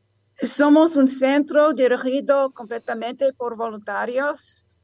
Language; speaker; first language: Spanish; non-native, learner; English